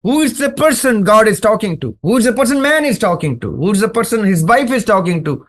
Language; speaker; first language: English; non-native, local second language; Urdu